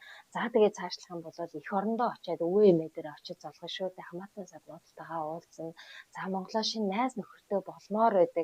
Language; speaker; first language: Mongolian; native; Mongolian